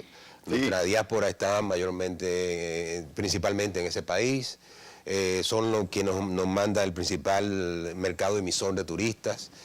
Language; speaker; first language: Spanish; native; Spanish